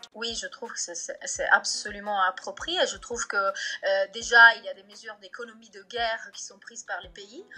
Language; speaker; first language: French; non-native, fluent; Italian